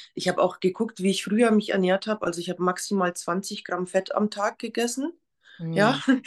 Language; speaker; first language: German; non-native, fluent; Polish